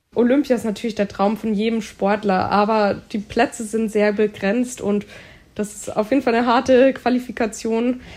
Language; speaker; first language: German; native; German